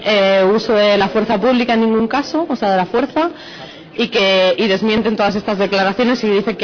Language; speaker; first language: Spanish; native; Spanish